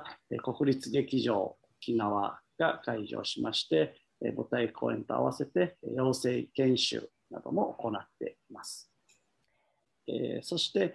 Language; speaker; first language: Japanese; native; Japanese